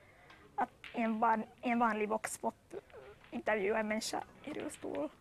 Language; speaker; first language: Swedish; native; Swedish